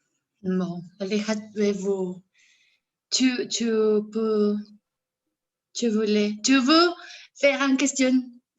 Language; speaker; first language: French; non-native, learner; Spanish